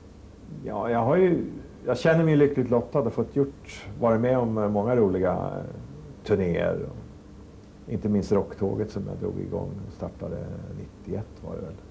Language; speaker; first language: Swedish; native; Swedish